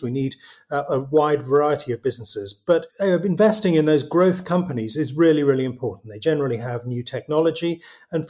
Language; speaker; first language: English; native; English